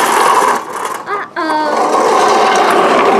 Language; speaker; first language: Dutch; early bilingual, other home language; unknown